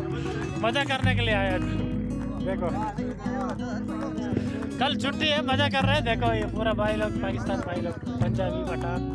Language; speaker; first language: Hindi; non-native, local second language; Telugu